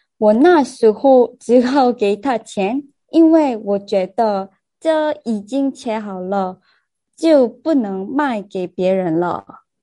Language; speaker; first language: Chinese; non-native, learner; Korean